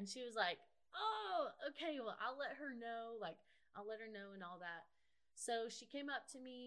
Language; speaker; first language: English; native; English